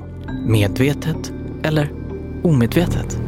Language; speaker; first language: Swedish; native; Swedish